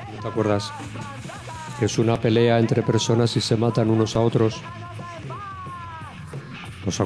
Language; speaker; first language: Spanish; native; Spanish